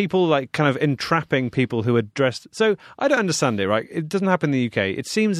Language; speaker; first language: English; native; English